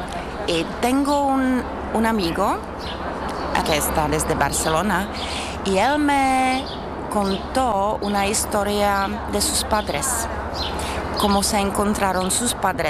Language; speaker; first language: Spanish; non-native, fluent; Czech